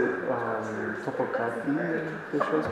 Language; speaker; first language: French; non-native, fluent; English